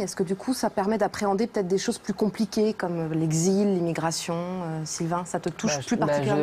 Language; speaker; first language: French; native; French